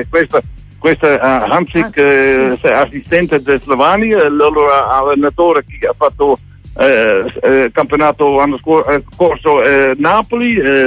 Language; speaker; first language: Italian; non-native, learner; Dutch